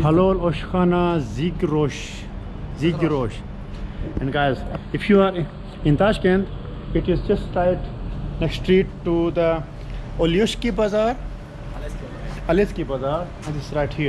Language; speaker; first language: English; non-native, local second language; Urdu